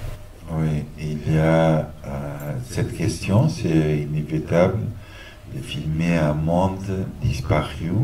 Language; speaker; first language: French; non-native, fluent; Portuguese